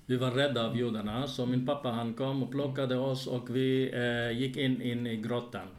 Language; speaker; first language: Swedish; non-native, fluent; Arabic